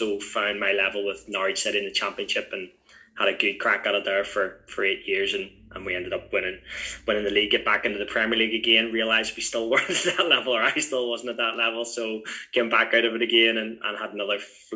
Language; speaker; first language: English; native; English